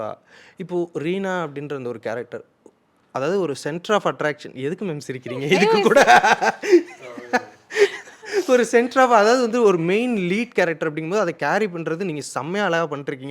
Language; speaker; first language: Tamil; native; Tamil